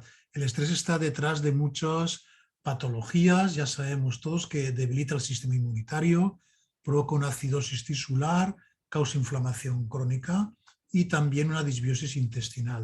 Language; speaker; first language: Spanish; native; Spanish